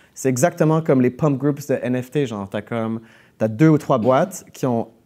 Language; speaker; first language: French; native; French